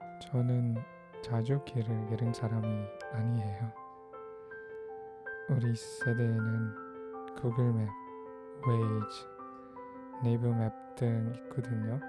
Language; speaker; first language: Korean; non-native, fluent; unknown